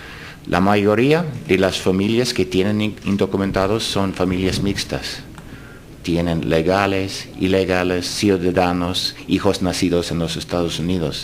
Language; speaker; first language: Spanish; non-native, fluent; English